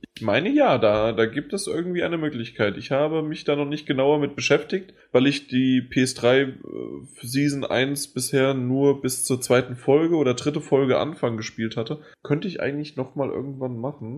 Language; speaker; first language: German; native; German